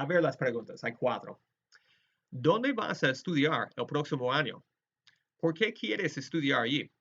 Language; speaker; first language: Spanish; non-native, fluent; English